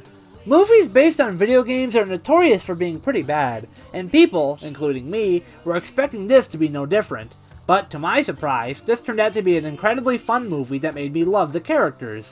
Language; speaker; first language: English; native; English